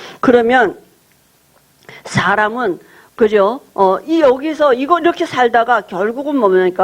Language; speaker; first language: Korean; native; Korean